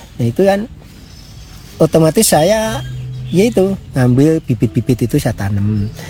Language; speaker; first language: Indonesian; non-native, local second language; Javanese